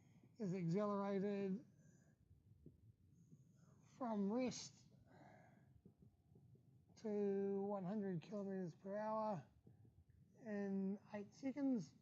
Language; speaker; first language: English; native; English